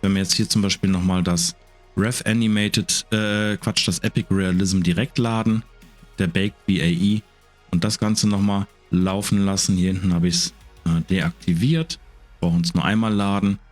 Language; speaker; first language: German; native; German